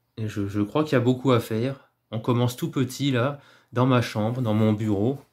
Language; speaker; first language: French; native; French